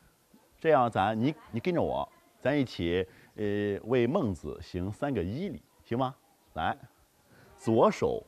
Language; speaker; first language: Chinese; native; Chinese